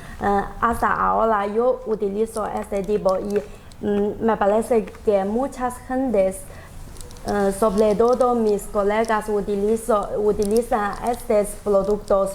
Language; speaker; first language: Spanish; non-native, learner; Chinese